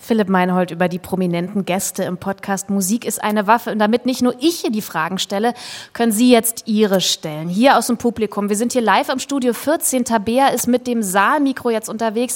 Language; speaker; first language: German; native; German